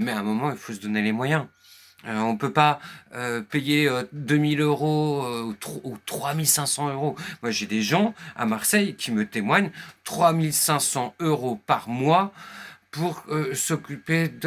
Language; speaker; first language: French; native; French